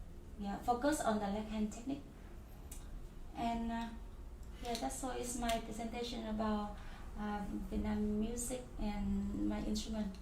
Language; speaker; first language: English; non-native, learner; Vietnamese